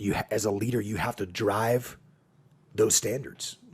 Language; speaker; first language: English; native; English